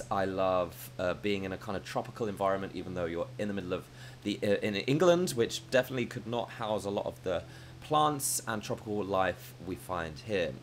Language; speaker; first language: English; native; English